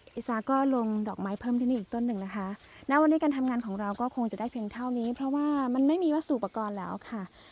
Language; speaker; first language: Thai; non-native, local second language; Karen languages